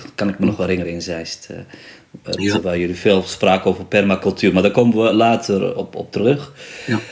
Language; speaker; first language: Dutch; early bilingual, other home language; Riffian